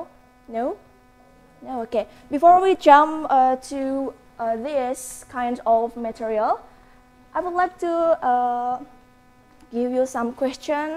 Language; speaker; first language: English; non-native, learner; Indonesian